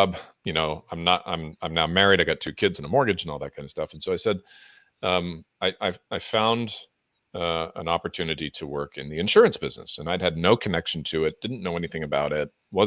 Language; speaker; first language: English; native; English